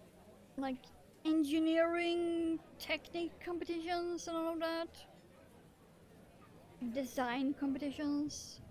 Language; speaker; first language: English; non-native, fluent; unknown